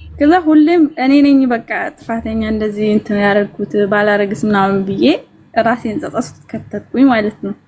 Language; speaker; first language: Amharic; native; Amharic